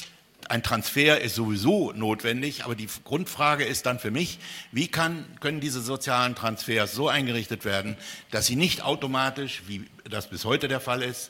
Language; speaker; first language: German; native; German